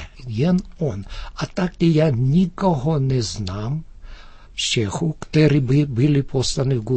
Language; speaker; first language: Czech; early bilingual, heritage; Czech